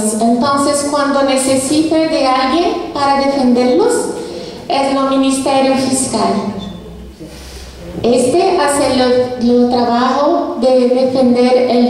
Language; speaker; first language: Spanish; non-native, fluent; Portuguese